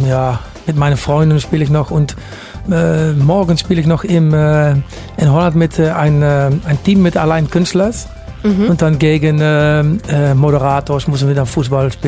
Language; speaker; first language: German; non-native, learner; Dutch